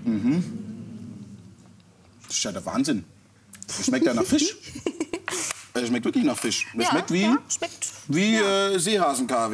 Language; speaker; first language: German; native; German